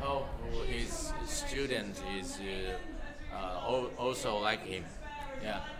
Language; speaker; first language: English; non-native, learner; Japanese